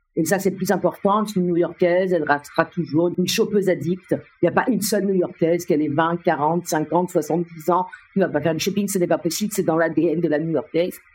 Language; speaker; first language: French; native; French